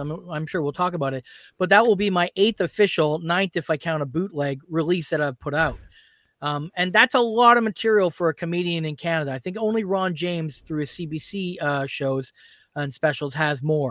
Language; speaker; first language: English; native; English